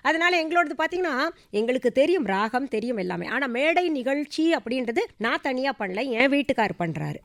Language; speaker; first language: Tamil; non-native, local second language; Hindi